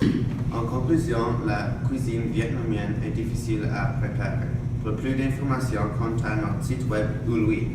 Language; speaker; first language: French; non-native, learner; English